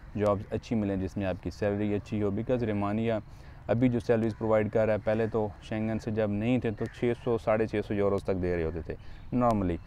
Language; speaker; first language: Urdu; non-native, local second language; Punjabi